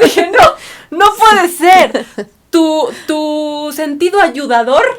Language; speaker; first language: Spanish; native; Spanish